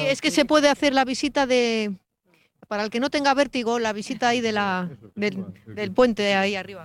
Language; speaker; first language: Spanish; native; Spanish